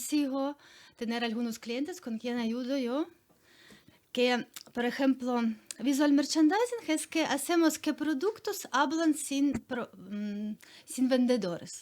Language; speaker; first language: Spanish; non-native, learner; Ukrainian